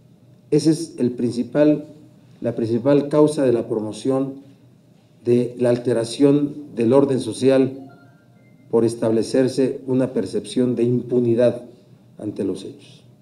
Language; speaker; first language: Spanish; native; Spanish